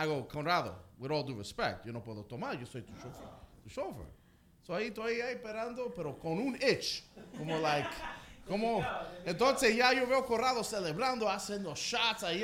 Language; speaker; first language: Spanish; early bilingual, heritage; Spanish